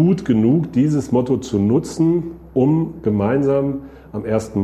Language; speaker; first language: German; native; German